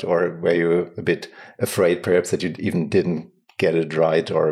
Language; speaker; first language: English; non-native, fluent; German